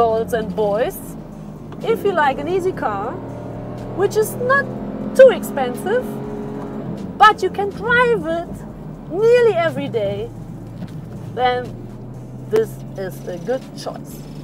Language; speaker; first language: English; non-native, fluent; German